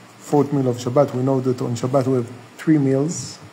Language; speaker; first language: English; non-native, fluent; Hebrew